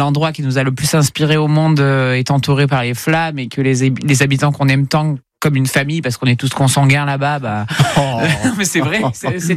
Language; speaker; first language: French; native; French